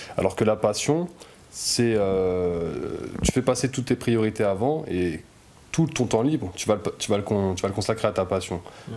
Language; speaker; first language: French; native; French